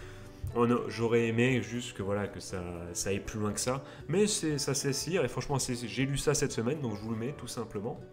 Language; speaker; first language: French; native; French